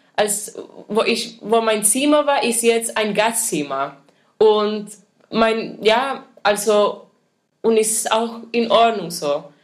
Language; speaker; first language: German; non-native, fluent; Spanish